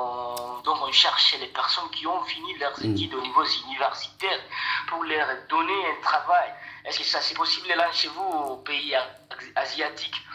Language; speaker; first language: French; non-native, local second language; Rundi